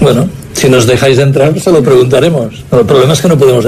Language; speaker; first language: Spanish; native; Spanish